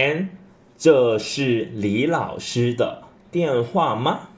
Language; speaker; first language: Chinese; non-native, fluent; English